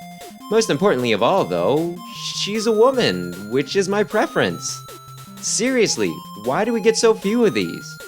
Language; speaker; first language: English; native; English